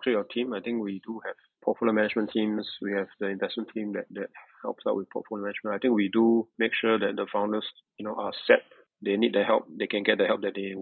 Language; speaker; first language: English; native; English